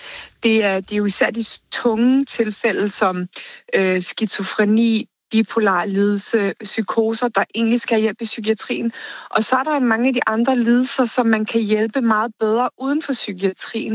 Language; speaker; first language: Danish; native; Danish